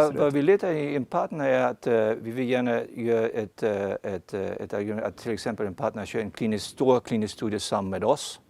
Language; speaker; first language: Swedish; non-native, fluent; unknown